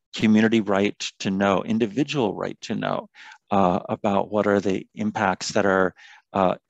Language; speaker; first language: English; native; English